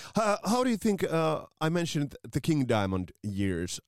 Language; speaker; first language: English; non-native, fluent; Finnish